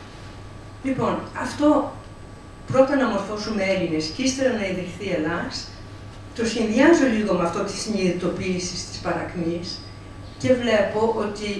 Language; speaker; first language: Greek; native; Greek